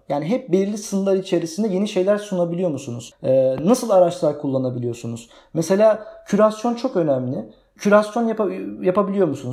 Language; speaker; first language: Turkish; native; Turkish